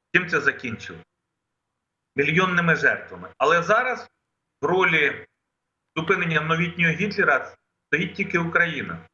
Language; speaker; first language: Ukrainian; non-native, local second language; Russian